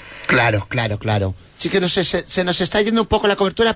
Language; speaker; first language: Spanish; native; Spanish